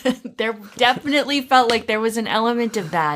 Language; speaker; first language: English; native; English